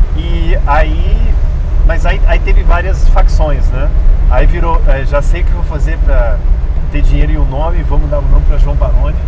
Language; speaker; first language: Portuguese; early bilingual, other home language; English